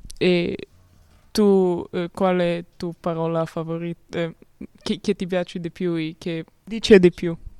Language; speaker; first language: Italian; non-native, learner; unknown